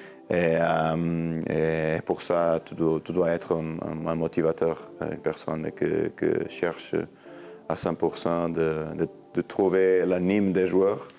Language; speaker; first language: French; non-native, learner; Portuguese